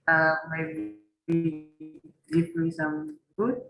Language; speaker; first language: English; non-native, learner; Indonesian